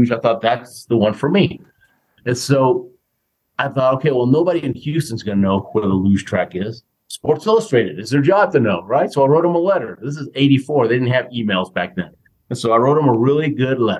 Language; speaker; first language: English; native; English